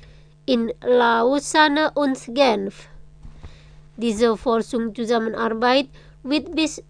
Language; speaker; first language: German; non-native, fluent; Indonesian